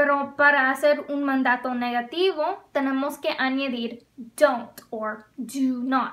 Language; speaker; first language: Spanish; non-native, fluent; English